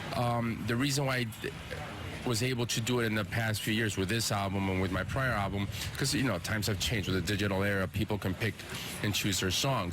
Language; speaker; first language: English; early bilingual, other home language; Spanish